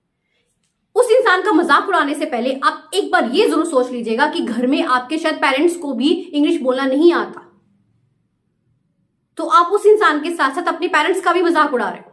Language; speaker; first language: Hindi; native; Hindi